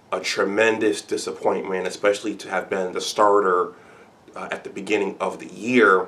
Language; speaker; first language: English; native; English